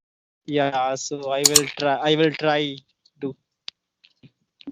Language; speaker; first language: English; non-native, learner; Hindi